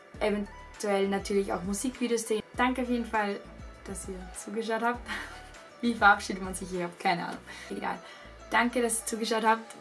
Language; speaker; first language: German; native; German